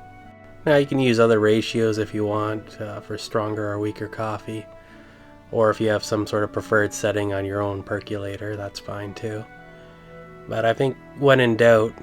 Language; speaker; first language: English; native; English